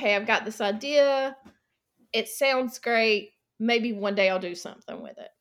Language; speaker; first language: English; native; English